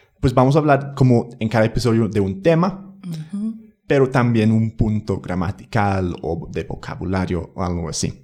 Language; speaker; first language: Spanish; non-native, fluent; English